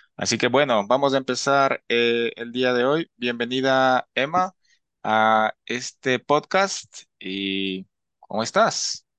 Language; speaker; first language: Spanish; native; Spanish